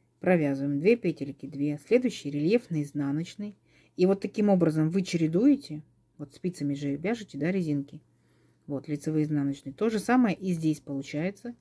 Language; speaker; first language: Russian; native; Russian